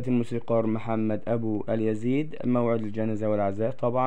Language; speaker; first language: Arabic; native; Arabic